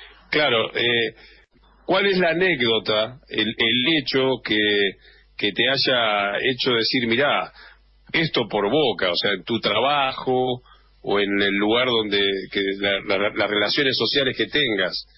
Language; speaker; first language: Spanish; native; Spanish